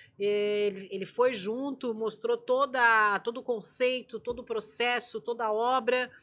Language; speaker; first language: Portuguese; native; Portuguese